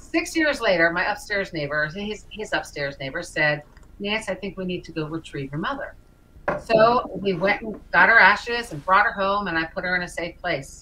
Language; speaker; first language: English; native; English